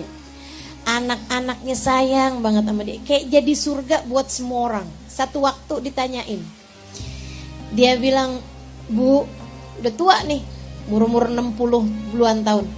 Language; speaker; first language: Indonesian; native; Indonesian